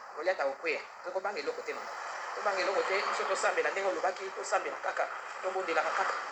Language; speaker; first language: Lingala; non-native, local second language; Kituba (Democratic Republic of Congo)